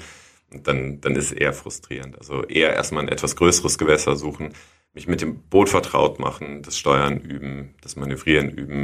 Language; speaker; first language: German; native; German